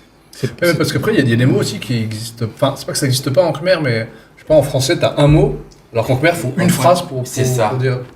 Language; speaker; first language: French; native; French